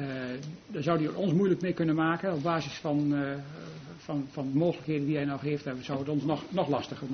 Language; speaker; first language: Dutch; native; Dutch